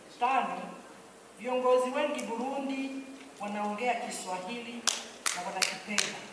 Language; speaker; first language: Swahili; non-native, local second language; Rundi